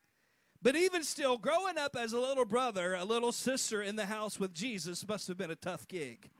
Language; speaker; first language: English; native; English